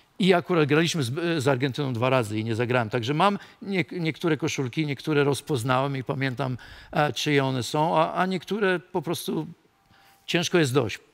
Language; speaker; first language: Polish; native; Polish